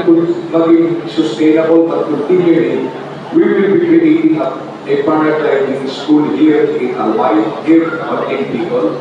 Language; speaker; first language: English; non-native, local second language; Bikol